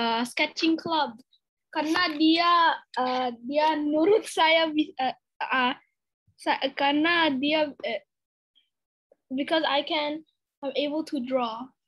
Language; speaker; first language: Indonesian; early bilingual, heritage; Indonesian